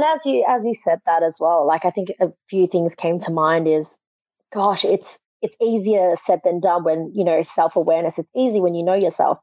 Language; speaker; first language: English; native; English